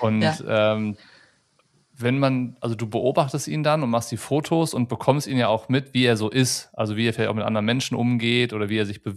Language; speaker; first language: German; native; German